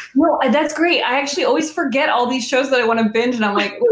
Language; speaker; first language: English; native; English